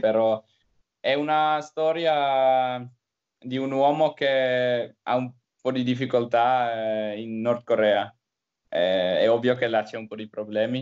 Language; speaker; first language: Italian; non-native, learner; Finnish